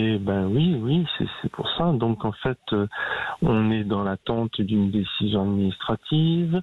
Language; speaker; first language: French; native; French